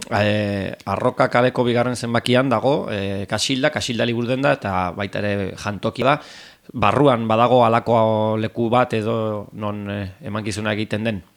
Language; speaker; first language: Basque; native; Basque